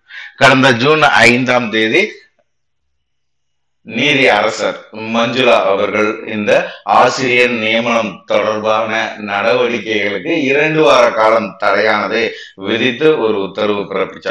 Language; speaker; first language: Tamil; native; Tamil